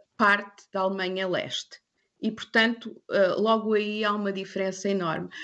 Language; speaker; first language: Portuguese; non-native, fluent; English